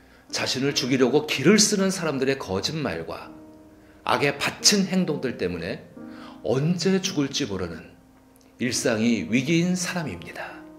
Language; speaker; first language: Korean; native; Korean